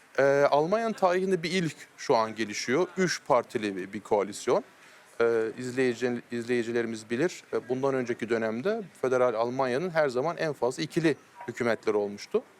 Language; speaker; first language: Turkish; early bilingual, heritage; Turkish